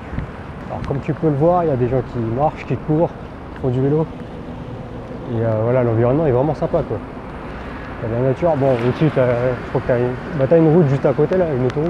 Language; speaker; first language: French; native; French